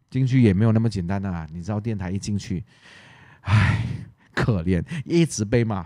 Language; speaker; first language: Chinese; non-native, local second language; Cantonese